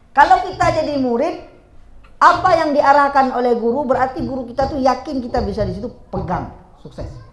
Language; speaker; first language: Malay; native; Malay